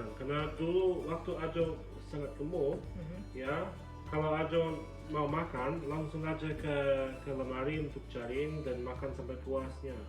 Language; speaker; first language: Indonesian; non-native, fluent; English